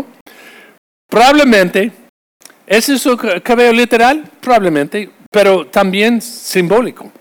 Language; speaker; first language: Spanish; non-native, fluent; English